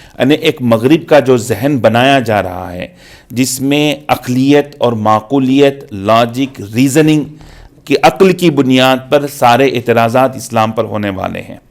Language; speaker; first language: Urdu; native; Urdu